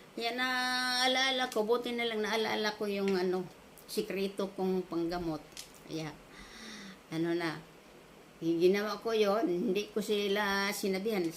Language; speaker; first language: Filipino; non-native, local second language; Cebuano